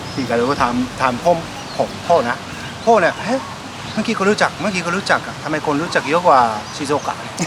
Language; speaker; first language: Thai; non-native, fluent; Japanese